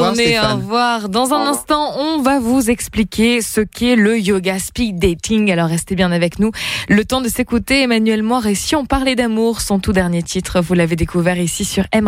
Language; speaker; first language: French; native; French